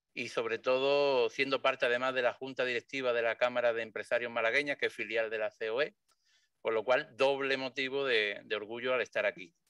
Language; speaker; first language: Spanish; native; Spanish